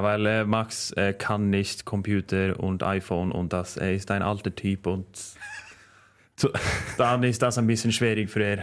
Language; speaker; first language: German; non-native, fluent; Norwegian